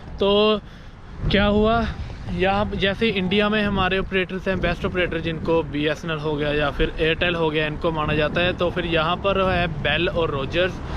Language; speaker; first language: Hindi; non-native, local second language; Punjabi